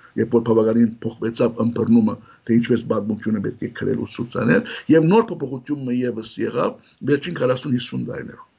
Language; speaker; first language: Armenian; early bilingual, heritage; Armenian